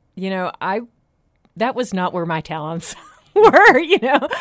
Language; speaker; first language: English; native; English